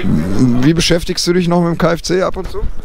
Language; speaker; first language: German; native; German